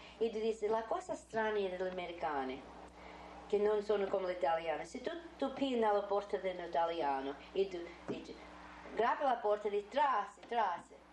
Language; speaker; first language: Italian; early bilingual, heritage; Italian